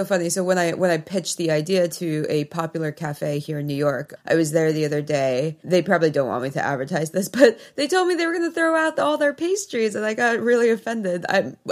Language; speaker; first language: English; native; English